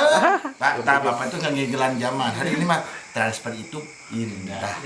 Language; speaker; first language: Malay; non-native, local second language; Sundanese